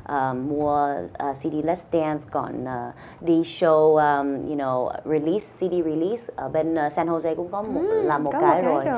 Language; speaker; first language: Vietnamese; early bilingual, heritage; Vietnamese